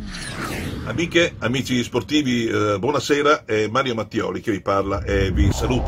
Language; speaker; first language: Italian; native; Italian